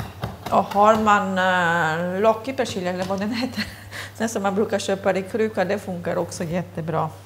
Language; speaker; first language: Swedish; non-native, fluent; Italian